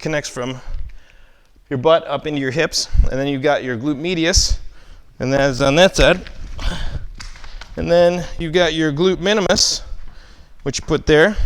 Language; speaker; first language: English; native; English